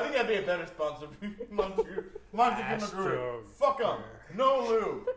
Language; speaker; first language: English; native; English